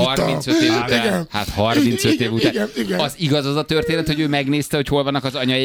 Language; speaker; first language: Hungarian; native; Hungarian